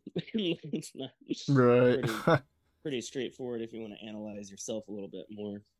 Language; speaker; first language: English; native; English